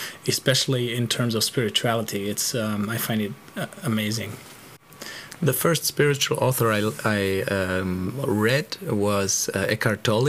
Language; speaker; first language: English; non-native, fluent; German